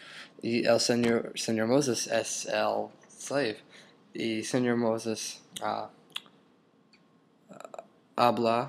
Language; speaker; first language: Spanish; non-native, learner; English